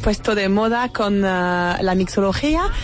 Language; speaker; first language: Spanish; non-native, fluent; French